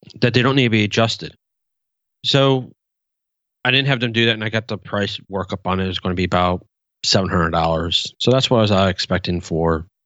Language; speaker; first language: English; native; English